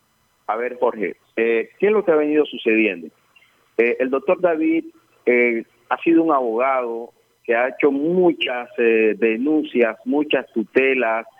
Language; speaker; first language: Spanish; native; Spanish